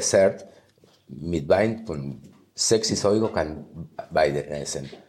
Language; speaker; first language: German; non-native, fluent; Spanish